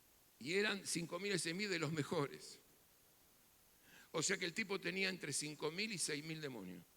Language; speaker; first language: Spanish; native; Spanish